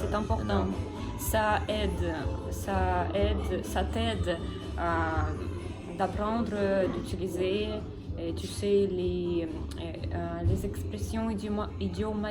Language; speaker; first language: French; non-native, learner; Russian